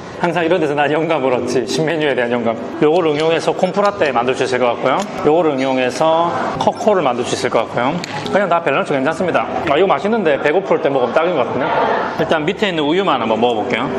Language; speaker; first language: Korean; native; Korean